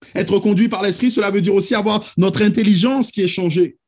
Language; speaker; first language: French; native; French